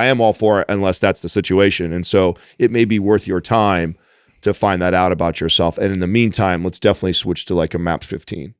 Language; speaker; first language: English; native; English